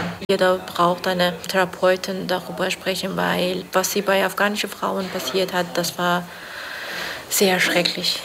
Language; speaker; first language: German; non-native, learner; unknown